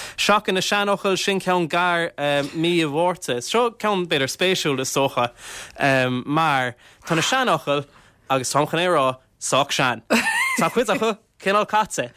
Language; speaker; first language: Irish; non-native, local second language; English